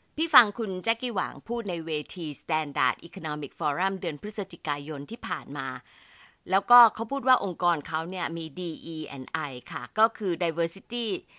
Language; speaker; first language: Thai; native; Thai